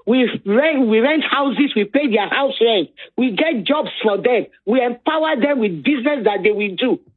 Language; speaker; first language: English; non-native, local second language; Yoruba